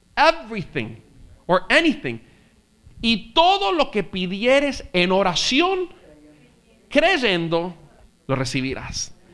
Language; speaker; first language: Spanish; native; Spanish